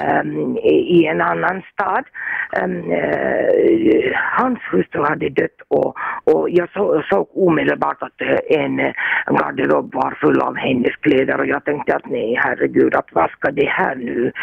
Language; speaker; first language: Swedish; non-native, fluent; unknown